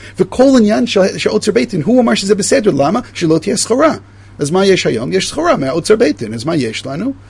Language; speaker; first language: Hebrew; non-native, fluent; English